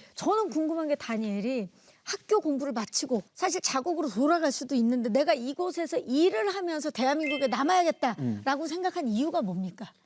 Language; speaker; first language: Korean; native; Korean